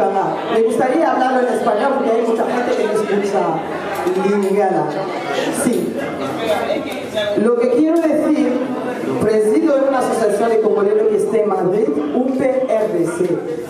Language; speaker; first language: Spanish; non-native, fluent; Lingala